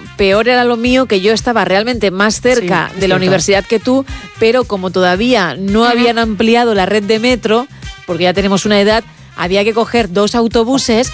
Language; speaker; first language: Spanish; native; Spanish